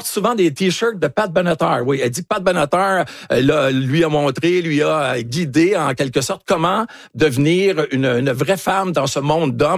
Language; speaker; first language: French; native; French